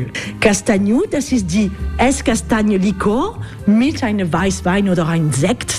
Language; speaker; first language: German; non-native, learner; French